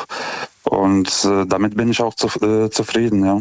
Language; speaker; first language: German; non-native, fluent; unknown